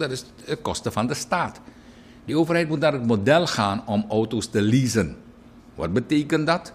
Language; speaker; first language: Dutch; native; Dutch